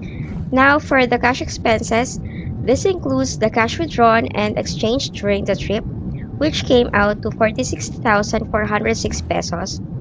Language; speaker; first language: English; non-native, local second language; Filipino